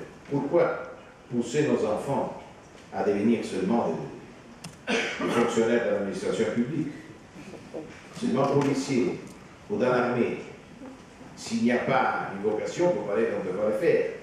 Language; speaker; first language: French; non-native, fluent; Italian